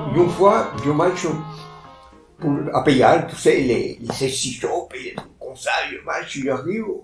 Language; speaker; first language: French; non-native, fluent; Spanish